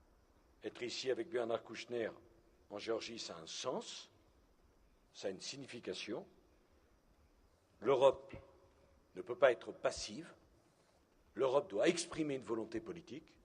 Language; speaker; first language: French; native; French